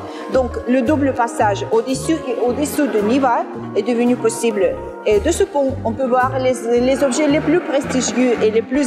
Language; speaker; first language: French; non-native, fluent; Russian